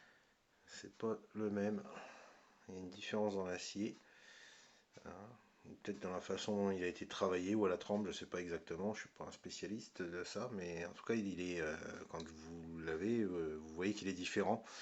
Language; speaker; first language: French; native; French